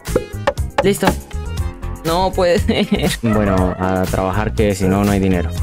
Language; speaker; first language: Spanish; native; Spanish